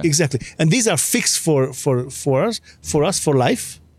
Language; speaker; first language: English; non-native, fluent; Hungarian